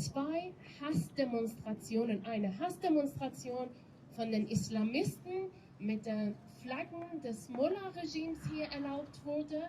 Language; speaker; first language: German; non-native, fluent; Persian